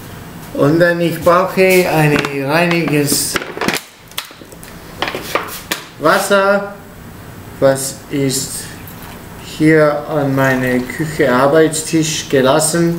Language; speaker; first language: German; non-native, learner; Italian